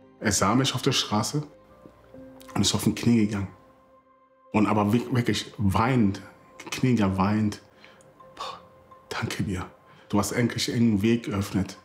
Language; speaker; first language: German; early bilingual, other home language; Akan